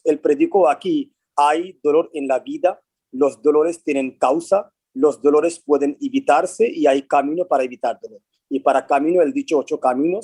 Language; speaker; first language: Spanish; non-native, fluent; Hindi